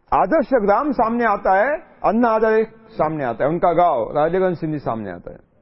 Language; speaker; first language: Hindi; non-native, local second language; Marathi